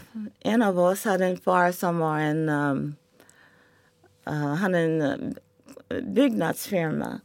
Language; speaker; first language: Swedish; non-native, fluent; English